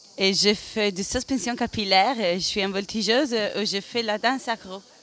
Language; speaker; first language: French; non-native, learner; Italian